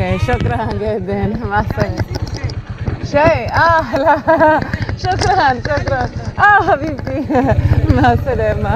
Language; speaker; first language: Arabic; non-native, learner; English